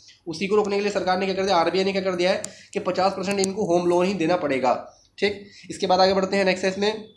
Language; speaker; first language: Hindi; native; Hindi